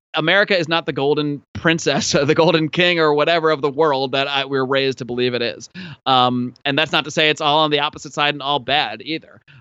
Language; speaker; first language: English; native; English